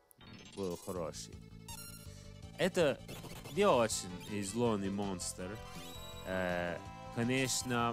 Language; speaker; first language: Russian; non-native, learner; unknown